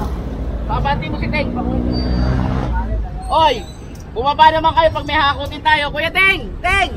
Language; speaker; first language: Filipino; native; Filipino